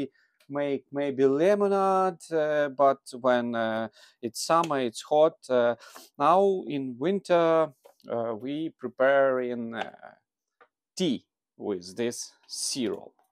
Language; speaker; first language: English; non-native, learner; Russian